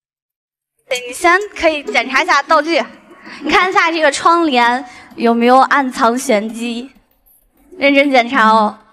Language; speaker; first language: Chinese; native; Chinese